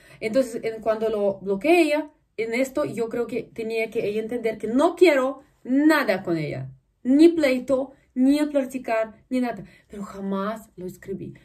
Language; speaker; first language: Spanish; non-native, fluent; Russian